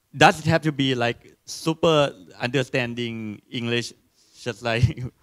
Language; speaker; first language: English; non-native, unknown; Thai